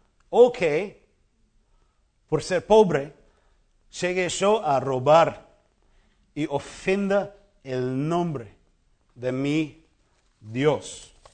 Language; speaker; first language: Spanish; non-native, fluent; English